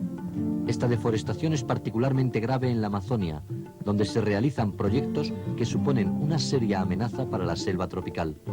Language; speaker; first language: Spanish; native; Spanish